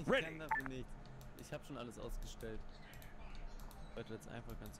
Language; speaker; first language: German; native; German